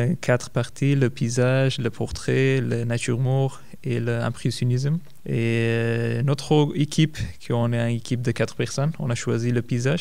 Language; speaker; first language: French; non-native, fluent; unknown